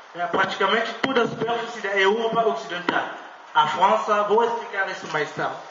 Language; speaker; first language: Portuguese; non-native, fluent; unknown